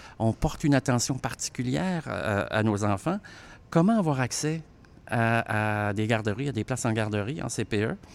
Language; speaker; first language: French; native; French